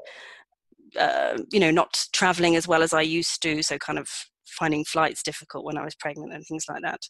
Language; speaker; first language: English; native; English